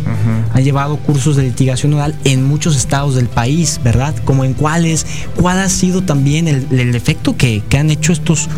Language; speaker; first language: Spanish; native; Spanish